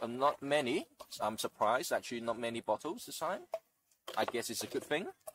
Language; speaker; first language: English; non-native, local second language; Cantonese